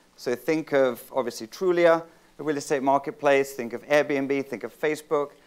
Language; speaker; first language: English; native; English